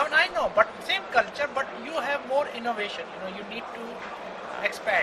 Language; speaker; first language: English; non-native, fluent; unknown